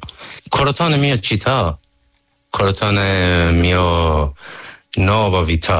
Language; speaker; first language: Italian; non-native, learner; Persian